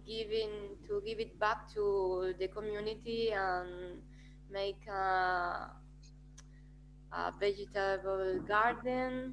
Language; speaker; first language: English; non-native, fluent; Spanish